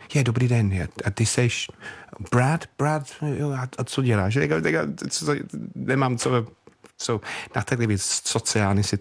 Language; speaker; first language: Czech; non-native, fluent; English